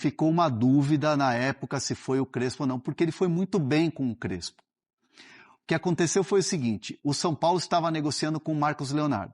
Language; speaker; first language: Portuguese; native; Portuguese